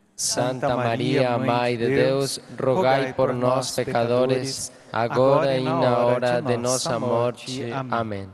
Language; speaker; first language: Portuguese; non-native, learner; Spanish